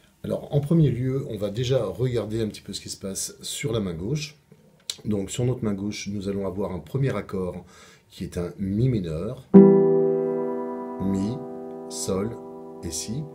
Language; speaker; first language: French; native; French